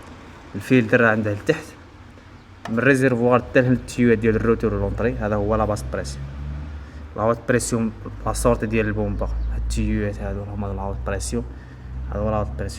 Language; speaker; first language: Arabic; native; Arabic